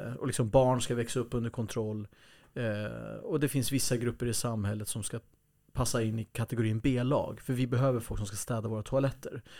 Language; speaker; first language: Swedish; early bilingual, other home language; Kurdish